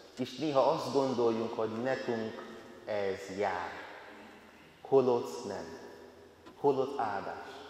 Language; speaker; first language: Hungarian; non-native, fluent; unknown